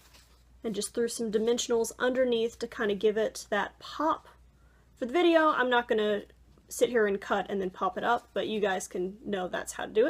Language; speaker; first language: English; native; English